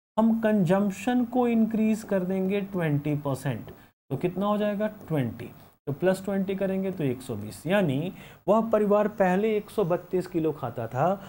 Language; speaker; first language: Hindi; native; Hindi